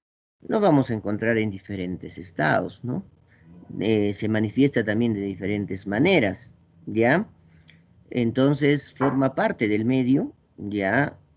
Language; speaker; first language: Spanish; native; Spanish